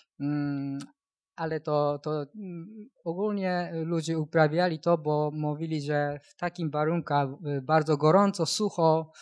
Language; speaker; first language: Polish; non-native, learner; Japanese